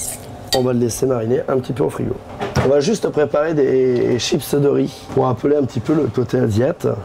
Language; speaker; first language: French; native; French